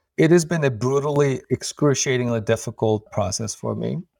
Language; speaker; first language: English; non-native, fluent; Uyghur